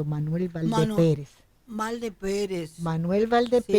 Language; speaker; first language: Spanish; native; Spanish